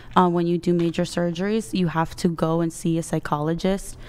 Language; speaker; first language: English; early bilingual, other home language; Portuguese